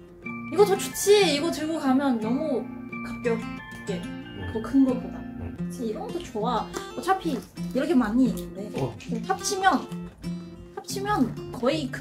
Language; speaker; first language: Korean; non-native, learner; Chinese